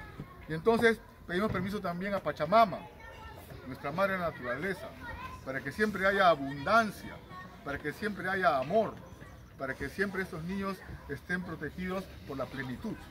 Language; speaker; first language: Spanish; native; Spanish